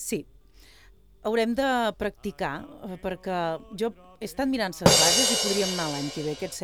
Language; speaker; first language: Catalan; native; Catalan